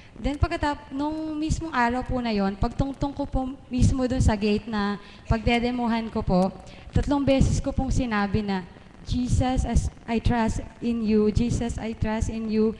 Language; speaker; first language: Filipino; native; Filipino